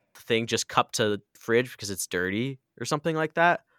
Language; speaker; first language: English; native; English